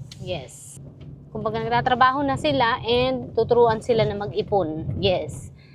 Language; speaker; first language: Filipino; native; Filipino